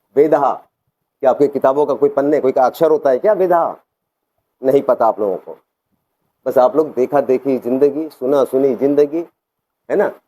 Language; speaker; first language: Hindi; non-native, local second language; Malayalam